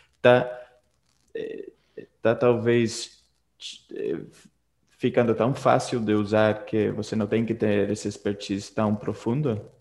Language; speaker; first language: Portuguese; non-native, fluent; Spanish